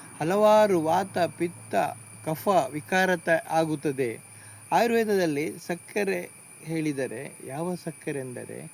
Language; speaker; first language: Kannada; non-native, local second language; Tulu